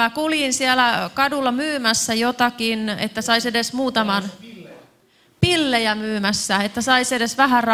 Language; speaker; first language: Finnish; native; Finnish